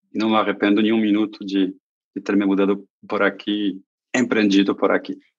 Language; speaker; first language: Portuguese; non-native, fluent; French